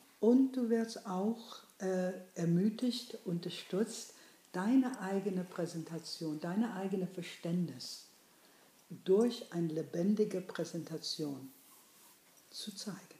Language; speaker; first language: German; non-native, fluent; English